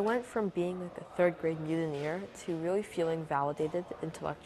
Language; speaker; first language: English; native; English